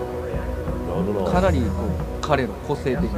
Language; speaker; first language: Japanese; native; Japanese